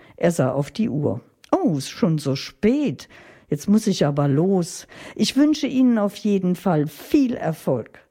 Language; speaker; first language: German; native; German